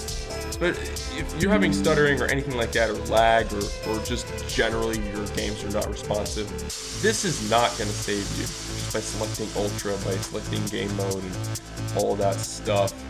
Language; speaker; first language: English; native; English